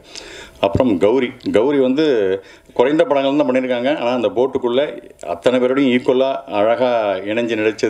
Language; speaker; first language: Tamil; native; Tamil